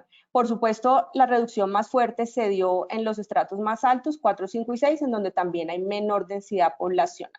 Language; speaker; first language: Spanish; native; Spanish